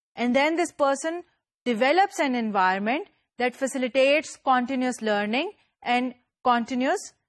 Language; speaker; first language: English; non-native, local second language; Urdu